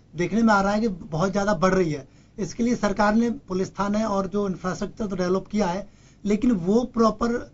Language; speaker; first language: Hindi; native; Hindi